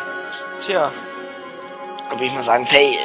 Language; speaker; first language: German; native; German